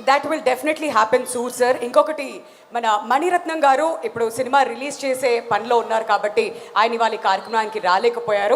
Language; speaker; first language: Telugu; native; Telugu